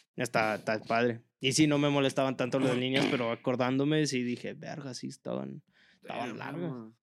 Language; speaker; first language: Spanish; early bilingual, heritage; Spanish